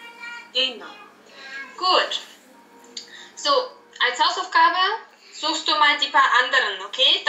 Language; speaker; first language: German; native; German